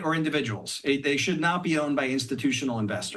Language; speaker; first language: English; native; English